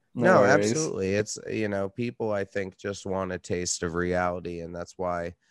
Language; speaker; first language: English; native; English